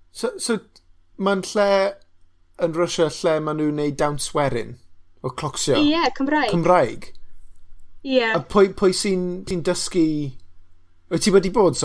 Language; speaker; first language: Welsh; non-native, local second language; English